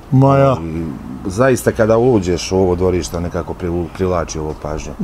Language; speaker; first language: Bosnian; native; Bosnian